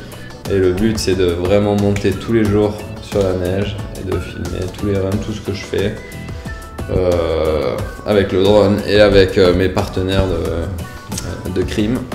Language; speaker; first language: French; native; French